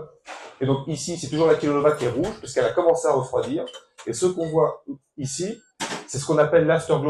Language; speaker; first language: French; native; French